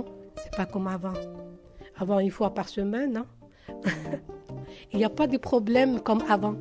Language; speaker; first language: French; non-native, learner; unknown